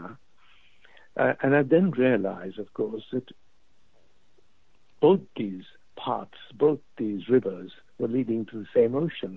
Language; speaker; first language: English; non-native, local second language; Urdu